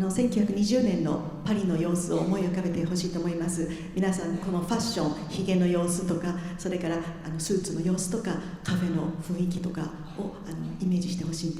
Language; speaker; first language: Japanese; native; Japanese